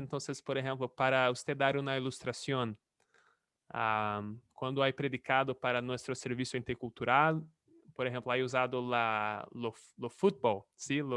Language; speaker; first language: Spanish; non-native, fluent; Portuguese